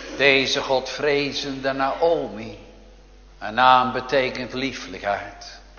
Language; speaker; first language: Dutch; native; Dutch